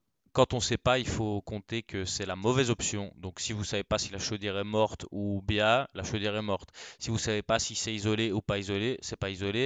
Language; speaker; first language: French; native; French